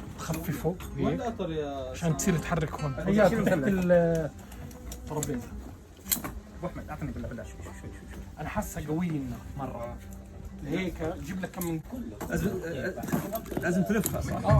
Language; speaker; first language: Arabic; native; Arabic